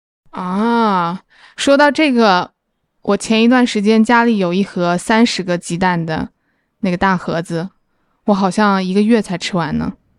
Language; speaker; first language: Chinese; native; Chinese